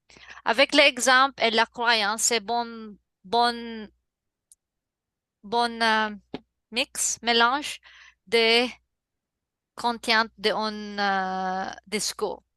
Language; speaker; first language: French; non-native, learner; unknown